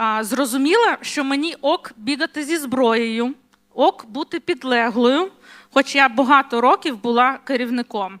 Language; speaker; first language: Ukrainian; non-native, local second language; Russian